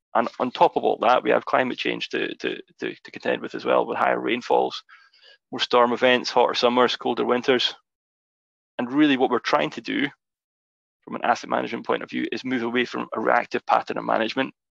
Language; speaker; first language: English; native; English